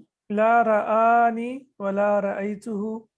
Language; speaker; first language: Arabic; non-native, fluent; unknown